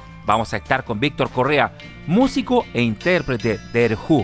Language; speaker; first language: Spanish; native; Spanish